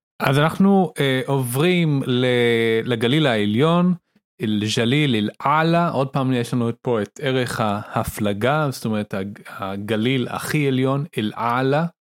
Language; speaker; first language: Hebrew; native; Hebrew